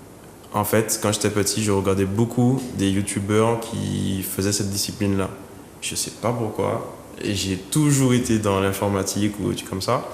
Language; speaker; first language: French; native; French